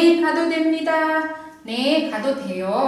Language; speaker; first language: Korean; non-native, fluent; Indonesian